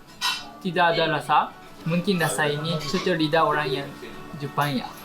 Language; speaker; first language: Indonesian; non-native, learner; Japanese